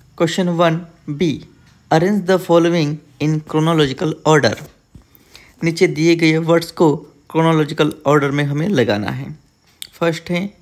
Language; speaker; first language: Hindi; non-native, local second language; Marathi